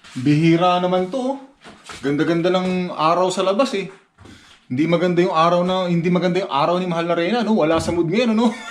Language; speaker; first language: Filipino; native; Filipino